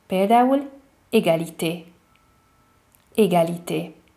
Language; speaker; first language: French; non-native, fluent; Hungarian